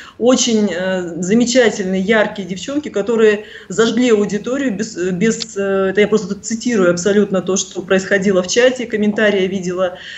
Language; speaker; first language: Russian; native; Russian